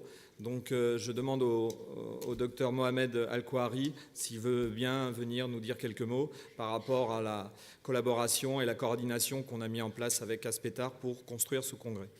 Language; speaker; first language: French; native; French